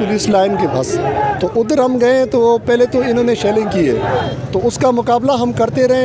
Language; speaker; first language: Hindi; non-native, local second language; Pashto